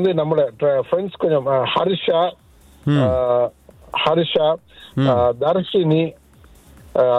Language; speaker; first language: Tamil; native; Tamil